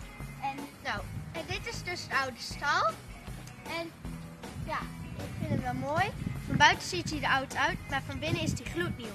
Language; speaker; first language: Dutch; native; Dutch